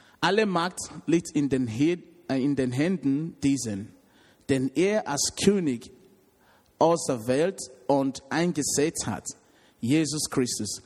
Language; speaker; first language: German; non-native, learner; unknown